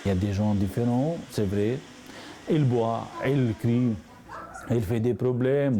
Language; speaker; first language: French; non-native, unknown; Romany